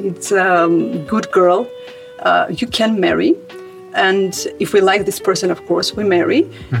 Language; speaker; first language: English; non-native, fluent; Armenian